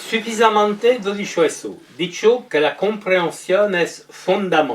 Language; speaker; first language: Spanish; non-native, learner; French